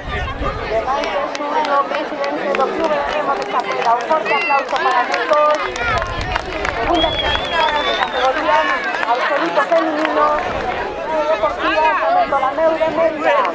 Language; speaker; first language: Spanish; non-native, local second language; Galician